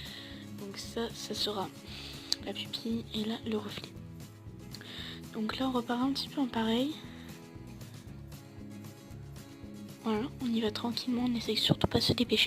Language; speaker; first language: French; native; French